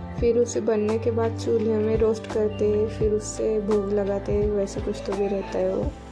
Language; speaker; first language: Hindi; non-native, local second language; Marathi